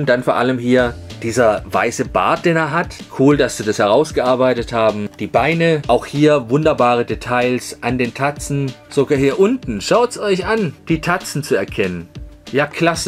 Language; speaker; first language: German; native; German